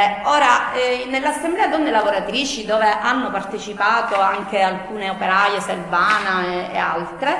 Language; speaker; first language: Italian; native; Italian